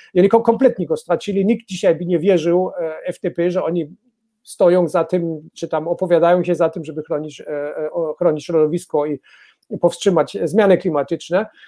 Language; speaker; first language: Polish; non-native, fluent; German